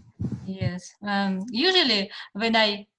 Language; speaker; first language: English; non-native, fluent; Russian